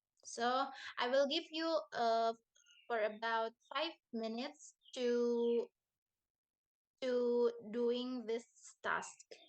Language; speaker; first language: English; non-native, learner; Indonesian